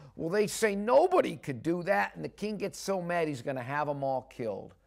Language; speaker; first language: English; native; English